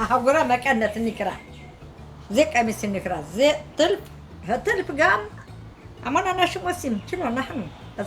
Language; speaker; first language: Hebrew; non-native, learner; Amharic